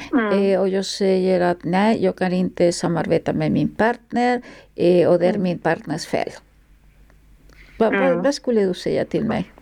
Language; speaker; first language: Swedish; non-native, fluent; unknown